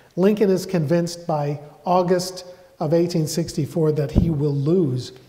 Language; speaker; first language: English; native; English